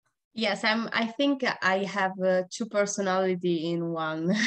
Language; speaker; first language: English; non-native, learner; Italian